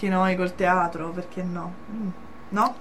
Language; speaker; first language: Italian; native; Italian